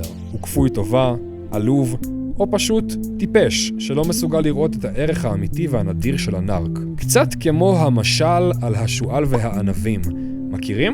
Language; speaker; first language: Hebrew; native; Hebrew